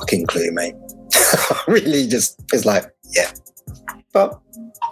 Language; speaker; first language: English; native; English